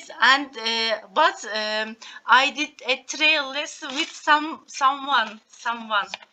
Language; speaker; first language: English; non-native, learner; Turkish